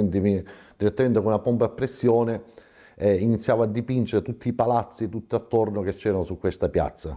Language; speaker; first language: Italian; native; Italian